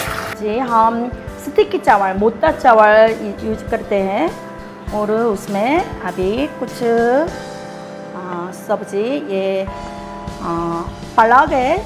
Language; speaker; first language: Hindi; non-native, learner; Korean